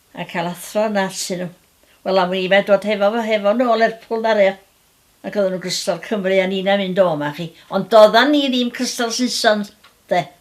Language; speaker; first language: Welsh; native; Welsh